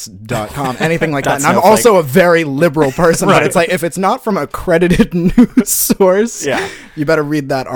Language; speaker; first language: English; native; English